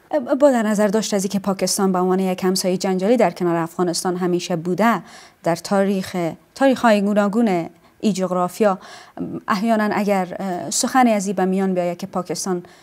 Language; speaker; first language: Persian; native; Persian